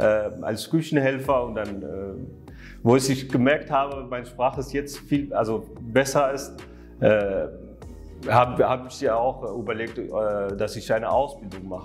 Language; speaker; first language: German; non-native, fluent; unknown